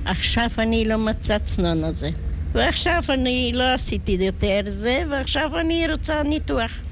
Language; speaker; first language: Hebrew; non-native, learner; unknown